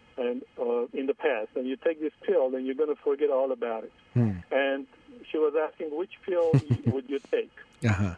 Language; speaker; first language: English; non-native, fluent; Armenian